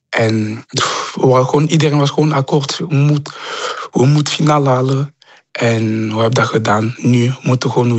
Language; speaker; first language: Dutch; non-native, local second language; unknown